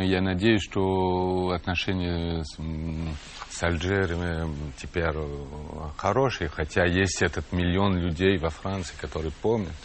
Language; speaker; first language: Russian; non-native, fluent; French